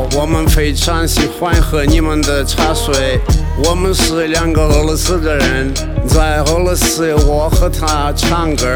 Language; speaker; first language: Chinese; non-native, learner; Russian